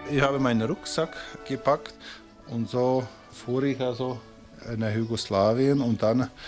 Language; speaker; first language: German; non-native, fluent; Czech